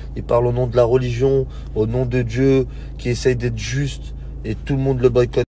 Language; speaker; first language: French; early bilingual, other home language; Arabic